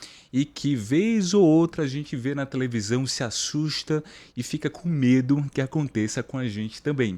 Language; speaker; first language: Portuguese; native; Portuguese